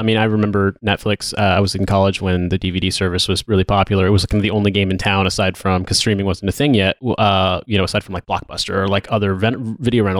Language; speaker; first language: English; native; English